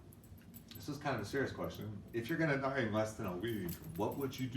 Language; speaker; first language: English; native; English